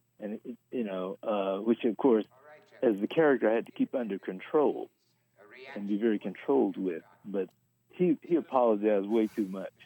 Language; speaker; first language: English; native; English